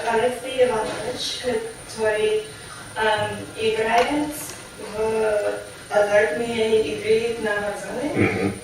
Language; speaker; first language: Russian; non-native, learner; English